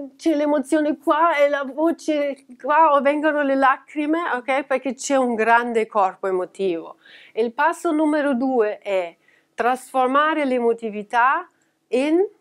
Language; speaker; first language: Italian; non-native, fluent; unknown